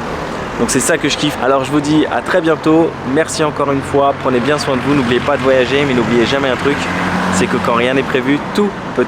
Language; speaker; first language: French; native; French